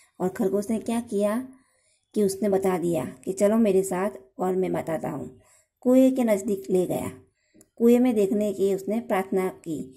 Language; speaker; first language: Hindi; non-native, local second language; Gujarati